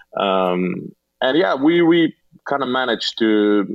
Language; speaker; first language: English; non-native, fluent; Slovenian